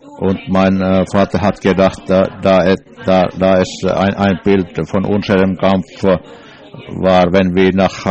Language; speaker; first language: German; non-native, learner; English